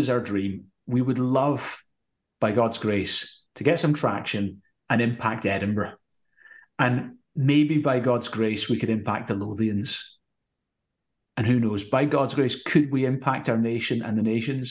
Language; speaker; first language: English; native; English